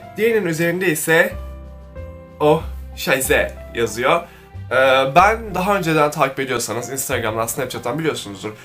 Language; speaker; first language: Turkish; native; Turkish